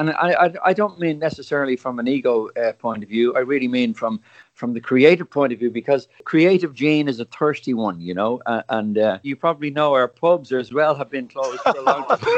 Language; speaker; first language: English; native; English